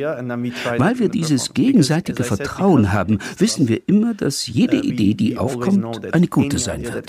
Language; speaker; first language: German; non-native, fluent; Turkish